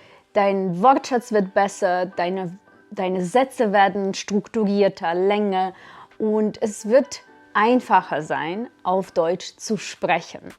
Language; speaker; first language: German; non-native, fluent; Russian